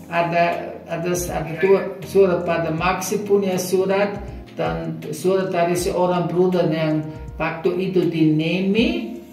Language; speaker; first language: Indonesian; non-native, fluent; German